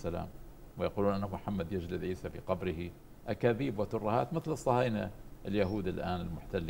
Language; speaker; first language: Arabic; native; Arabic